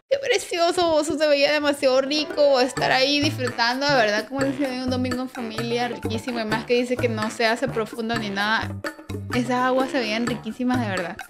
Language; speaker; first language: Spanish; native; Spanish